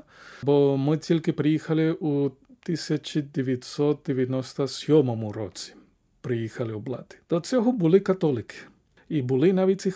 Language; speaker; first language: Ukrainian; non-native, fluent; Spanish